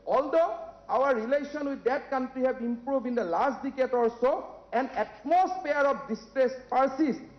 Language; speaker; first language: English; non-native, local second language; Assamese